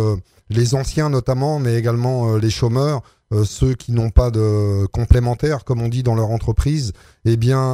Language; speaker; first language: French; native; French